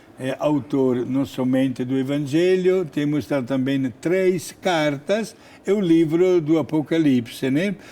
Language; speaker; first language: Portuguese; non-native, fluent; Italian